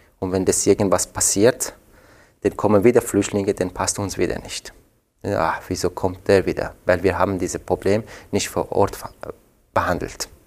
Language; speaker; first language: German; non-native, fluent; Persian